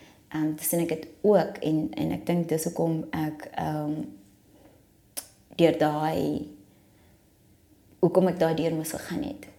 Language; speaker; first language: Afrikaans; non-native, local second language; South Ndebele